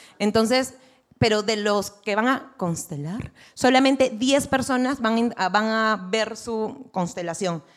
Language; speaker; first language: Spanish; native; Spanish